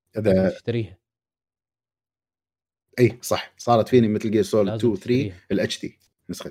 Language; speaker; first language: Arabic; native; Arabic